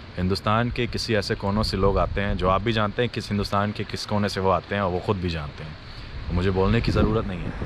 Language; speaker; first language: Hindi; native; Hindi